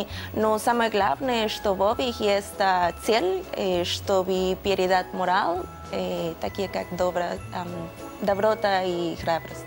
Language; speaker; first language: Russian; non-native, fluent; Spanish